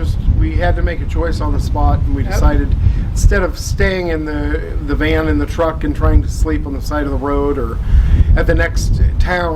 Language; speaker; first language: English; native; English